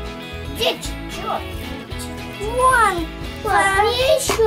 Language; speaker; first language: Russian; native; Russian